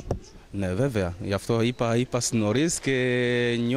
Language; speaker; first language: Greek; non-native, fluent; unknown